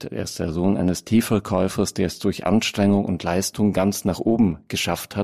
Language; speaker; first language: German; native; German